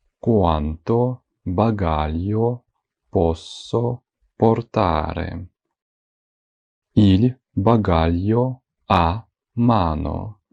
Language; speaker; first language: Italian; non-native, fluent; Ukrainian